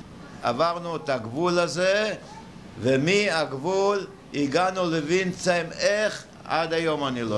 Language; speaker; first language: Hebrew; early bilingual, other home language; Yiddish